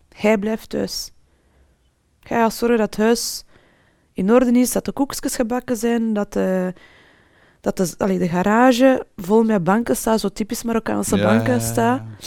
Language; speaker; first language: Dutch; early bilingual, other home language; Arabic